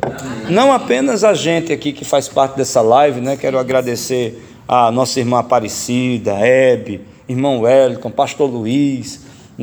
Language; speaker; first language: Portuguese; native; Portuguese